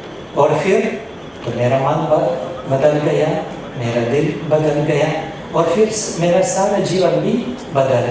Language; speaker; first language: Hindi; non-native, fluent; Russian